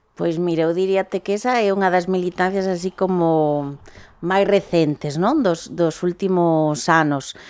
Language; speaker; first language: Galician; native; Galician